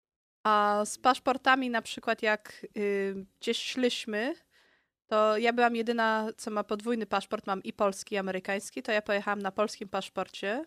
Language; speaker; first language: Polish; early bilingual, heritage; Polish